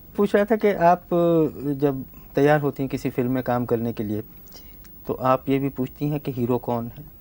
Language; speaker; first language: Hindi; native; Hindi